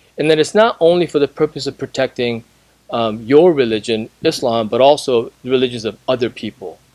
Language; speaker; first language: English; native; English